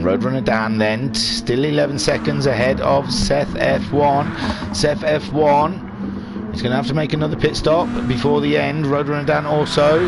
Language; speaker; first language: English; native; English